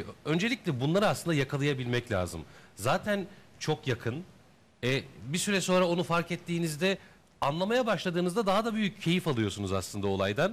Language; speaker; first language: Turkish; native; Turkish